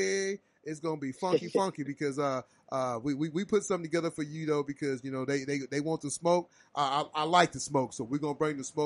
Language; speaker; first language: English; native; English